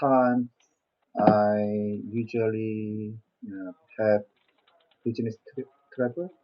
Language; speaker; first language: English; non-native, learner; Korean